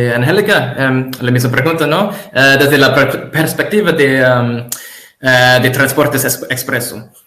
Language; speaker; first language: Spanish; non-native, fluent; English